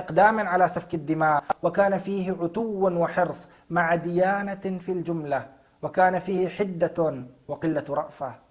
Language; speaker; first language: Arabic; native; Arabic